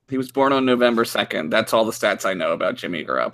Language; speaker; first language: English; native; English